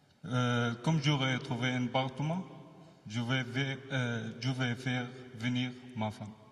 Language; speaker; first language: French; non-native, learner; Arabic